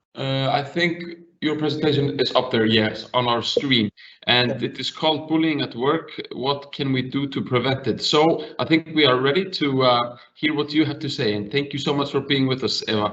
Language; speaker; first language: English; non-native, fluent; Icelandic